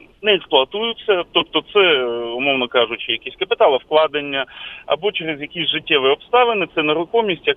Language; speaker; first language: Ukrainian; native; Ukrainian